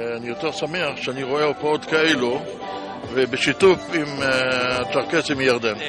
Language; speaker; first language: Hebrew; native; Hebrew